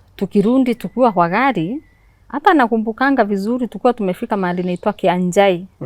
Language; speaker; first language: Swahili; non-native, local second language; Meru